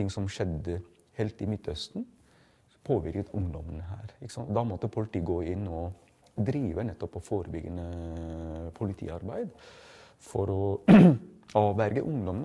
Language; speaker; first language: Norwegian; non-native, fluent; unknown